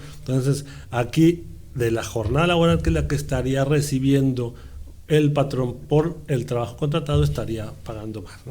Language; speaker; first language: Spanish; native; Spanish